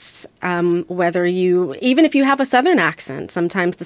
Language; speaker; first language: English; non-native, fluent; Romanian